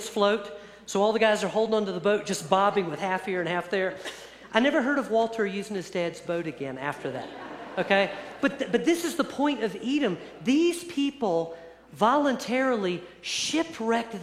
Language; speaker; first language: English; native; English